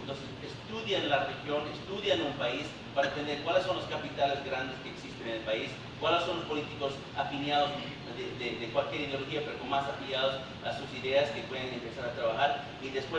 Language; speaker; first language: Spanish; early bilingual, heritage; Spanish